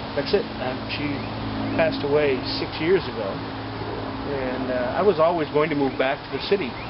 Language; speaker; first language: English; native; English